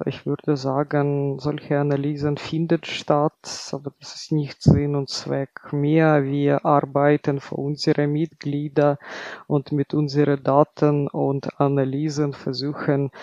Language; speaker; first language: German; non-native, fluent; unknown